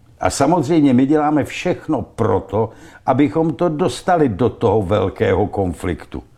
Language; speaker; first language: Czech; native; Czech